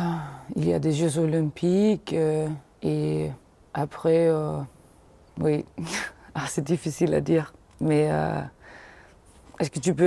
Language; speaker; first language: French; non-native, fluent; Danish